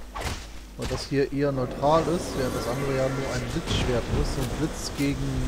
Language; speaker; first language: German; native; German